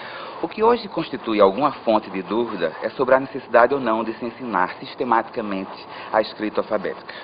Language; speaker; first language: Portuguese; native; Portuguese